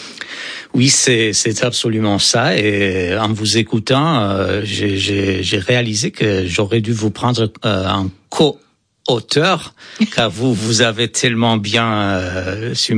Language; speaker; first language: French; non-native, fluent; Romanian